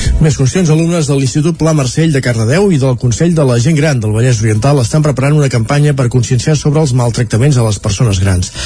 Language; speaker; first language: Catalan; native; Catalan